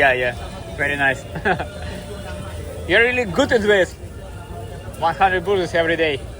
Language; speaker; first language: English; non-native, fluent; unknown